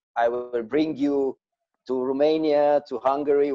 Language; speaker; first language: English; non-native, learner; Romanian